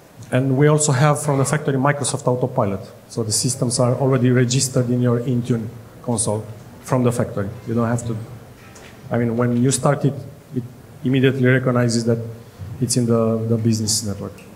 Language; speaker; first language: English; non-native, fluent; Romanian